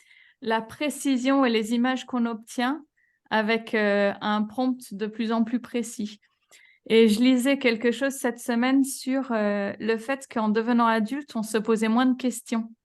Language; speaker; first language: French; native; French